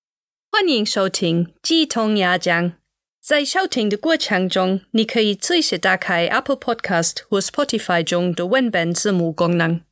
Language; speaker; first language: Chinese; non-native, fluent; German